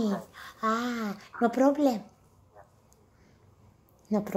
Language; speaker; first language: English; non-native, learner; Amharic